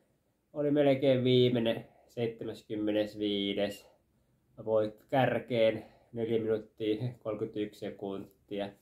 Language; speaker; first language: Finnish; native; Finnish